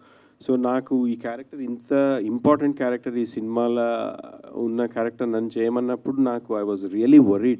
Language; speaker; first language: Telugu; native; Telugu